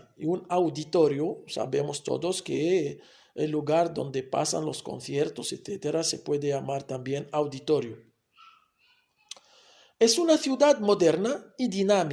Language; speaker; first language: Spanish; non-native, fluent; Arabic